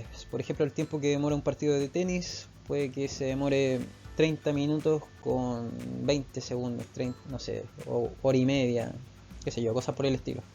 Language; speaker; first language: Spanish; native; Spanish